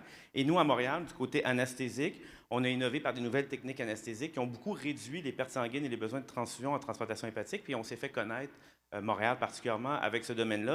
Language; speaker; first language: French; native; French